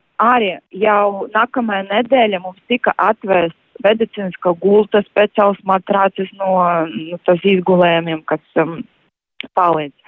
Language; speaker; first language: Latvian; non-native, local second language; Russian